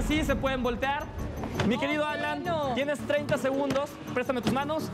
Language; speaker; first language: Spanish; native; Spanish